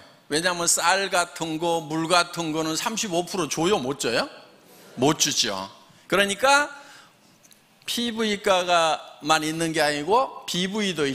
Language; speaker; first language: Korean; native; Korean